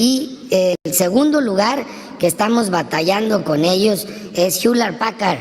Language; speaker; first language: Spanish; native; Spanish